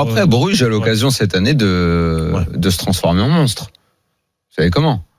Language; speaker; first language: French; native; French